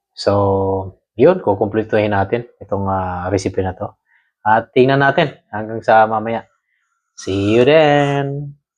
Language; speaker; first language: Filipino; non-native, local second language; Cebuano